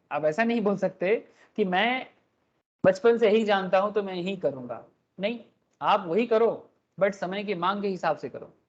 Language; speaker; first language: Hindi; non-native, local second language; Bangla